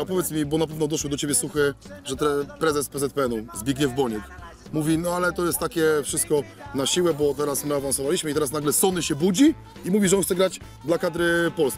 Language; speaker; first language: Polish; native; Polish